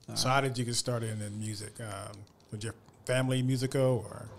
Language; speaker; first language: English; native; English